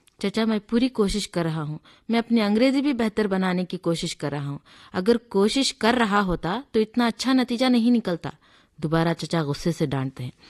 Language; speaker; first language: Hindi; native; Hindi